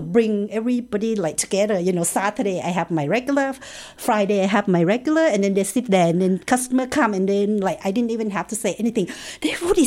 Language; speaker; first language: English; non-native, learner; Thai